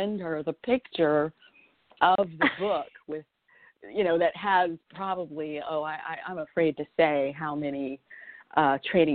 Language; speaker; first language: English; native; English